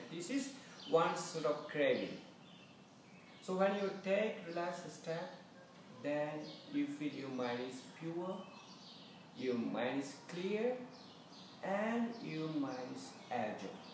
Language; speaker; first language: English; non-native, fluent; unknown